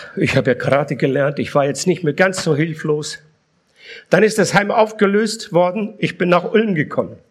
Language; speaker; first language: German; early bilingual, other home language; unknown